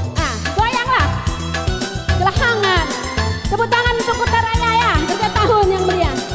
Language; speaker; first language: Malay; non-native, local second language; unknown